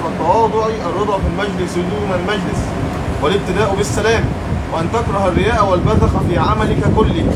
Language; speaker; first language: Arabic; native; Arabic